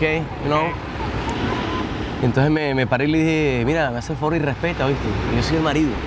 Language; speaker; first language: Spanish; native; Spanish